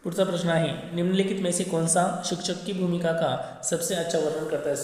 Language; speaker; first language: Hindi; non-native, local second language; Marathi